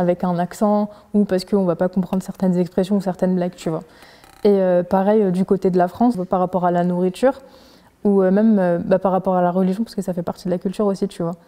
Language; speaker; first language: French; early bilingual, other home language; Arabic